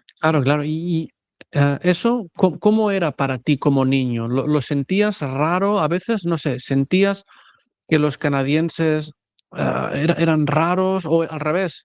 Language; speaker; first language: Spanish; native; Spanish